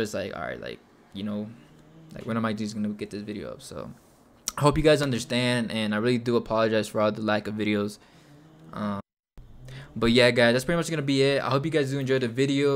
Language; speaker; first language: English; early bilingual, other home language; Spanish